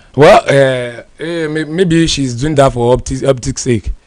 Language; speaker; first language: English; non-native, local second language; Yoruba